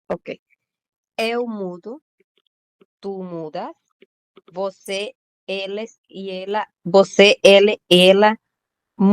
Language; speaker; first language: Portuguese; non-native, learner; Spanish